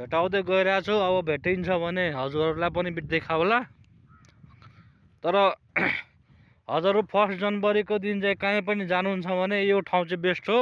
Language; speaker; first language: Nepali; non-native, local second language; Maithili